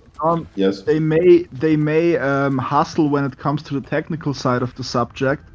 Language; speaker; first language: English; non-native, fluent; German